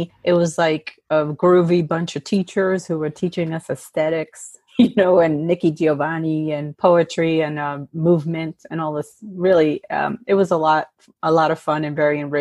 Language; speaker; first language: English; early bilingual, other home language; Spanish